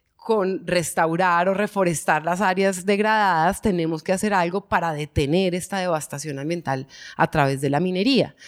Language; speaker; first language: Spanish; native; Spanish